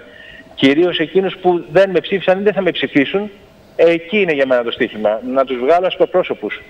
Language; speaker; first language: Greek; native; Greek